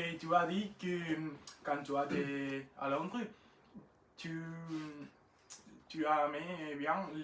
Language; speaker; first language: French; non-native, learner; Spanish